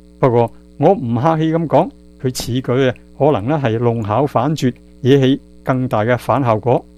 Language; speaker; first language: Chinese; non-native, local second language; Cantonese